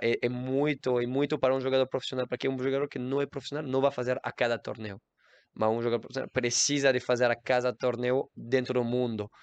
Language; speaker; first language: Portuguese; non-native, learner; French